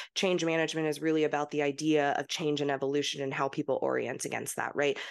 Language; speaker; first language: English; early bilingual, heritage; English